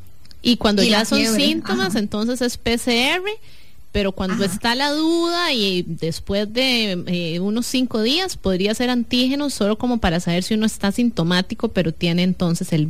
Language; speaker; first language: Spanish; native; Spanish